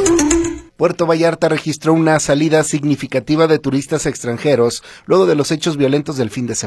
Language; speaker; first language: Spanish; native; Spanish